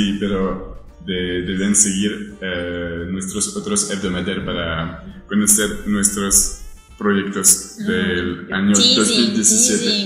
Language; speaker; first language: Spanish; non-native, fluent; French